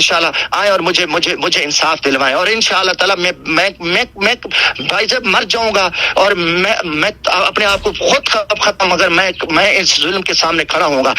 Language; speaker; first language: Urdu; non-native, local second language; Saraiki